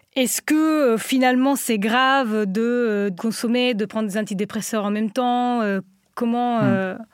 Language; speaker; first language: French; non-native, fluent; Italian